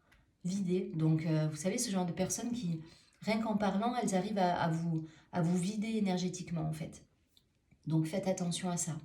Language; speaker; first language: French; native; French